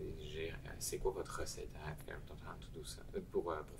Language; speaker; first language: French; native; French